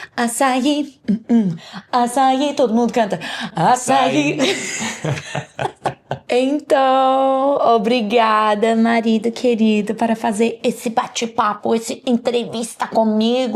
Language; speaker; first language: Portuguese; non-native, learner; English